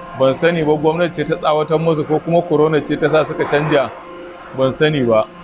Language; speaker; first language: Hausa; native; Hausa